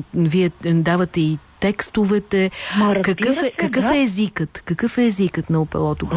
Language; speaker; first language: Bulgarian; native; Bulgarian